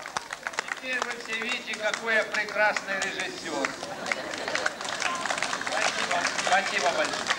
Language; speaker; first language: Russian; native; Russian